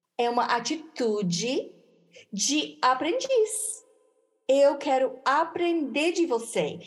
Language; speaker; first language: Portuguese; non-native, fluent; English